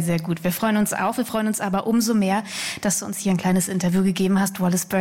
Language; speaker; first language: German; native; German